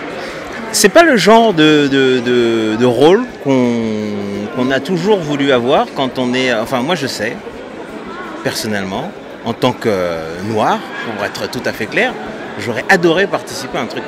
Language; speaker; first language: French; native; French